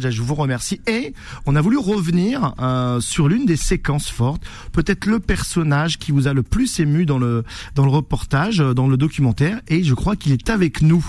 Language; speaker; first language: French; native; French